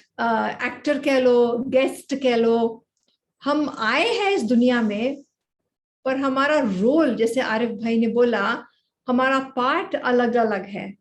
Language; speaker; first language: Hindi; native; Hindi